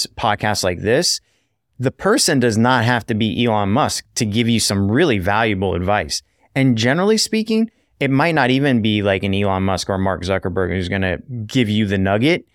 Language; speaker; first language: English; native; English